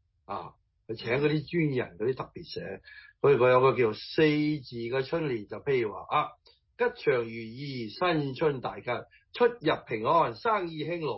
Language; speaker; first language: Chinese; early bilingual, heritage; Cantonese